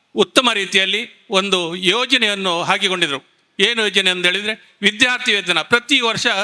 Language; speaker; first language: Kannada; native; Kannada